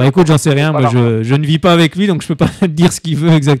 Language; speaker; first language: French; native; French